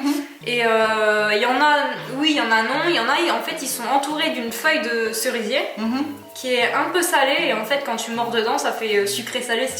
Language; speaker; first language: French; native; French